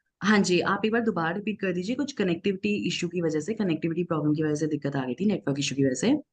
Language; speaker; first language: Hindi; native; Hindi